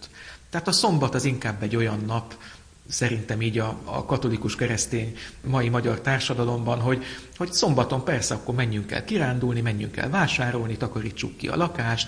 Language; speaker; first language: Hungarian; native; Hungarian